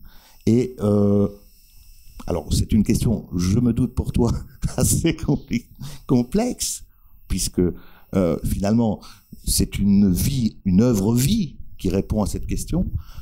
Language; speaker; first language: French; native; French